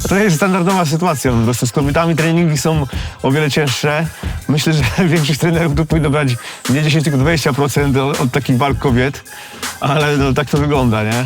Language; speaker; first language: Polish; native; Polish